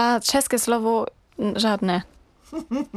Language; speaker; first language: Czech; non-native, learner; German